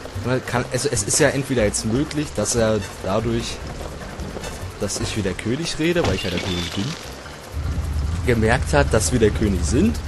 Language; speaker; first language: German; native; German